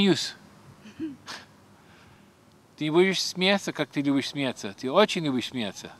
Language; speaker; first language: Russian; early bilingual, heritage; Russian